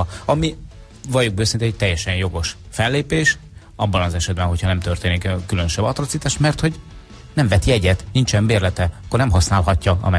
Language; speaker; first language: Hungarian; native; Hungarian